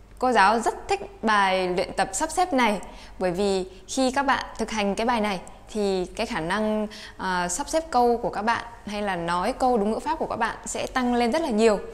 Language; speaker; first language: Vietnamese; native; Vietnamese